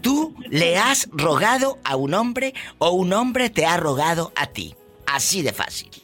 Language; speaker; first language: Spanish; native; Spanish